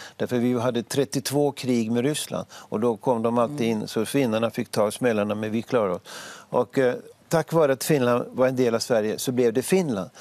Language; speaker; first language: Swedish; native; Swedish